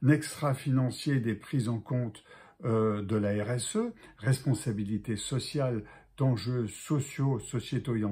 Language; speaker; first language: French; native; French